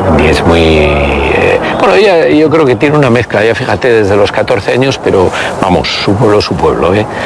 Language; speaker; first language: Spanish; native; Spanish